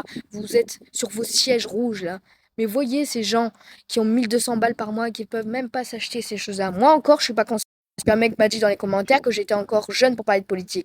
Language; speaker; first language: French; native; French